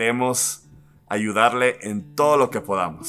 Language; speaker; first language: Spanish; native; Spanish